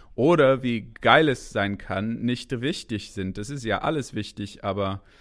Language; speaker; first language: German; non-native, fluent; English